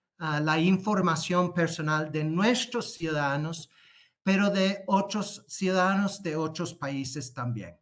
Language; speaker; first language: Spanish; non-native, fluent; English